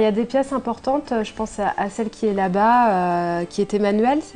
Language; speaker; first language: French; native; French